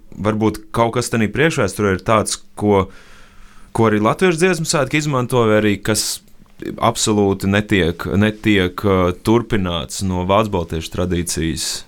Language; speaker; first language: Latvian; native; Latvian